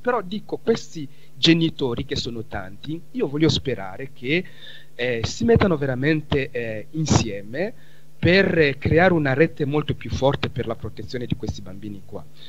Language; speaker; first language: Italian; non-native, fluent; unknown